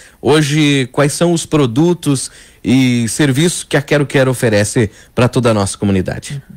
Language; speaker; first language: Portuguese; native; Portuguese